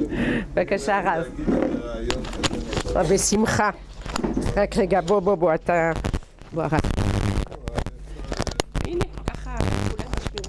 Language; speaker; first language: Hebrew; non-native, fluent; French